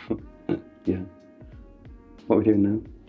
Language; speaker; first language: English; native; English